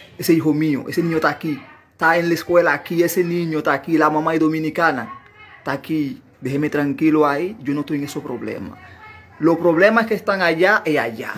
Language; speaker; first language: Spanish; non-native, fluent; Haitian Creole